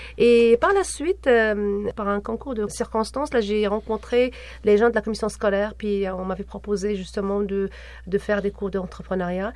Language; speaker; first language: French; non-native, local second language; Arabic